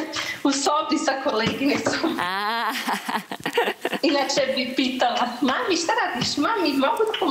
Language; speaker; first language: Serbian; early bilingual, heritage; Serbian